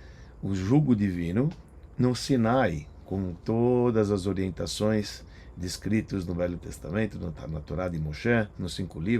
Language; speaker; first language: Portuguese; native; Portuguese